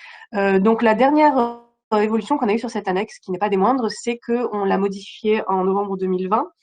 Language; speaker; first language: French; native; French